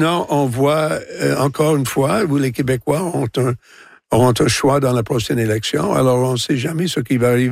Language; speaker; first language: French; non-native, local second language; English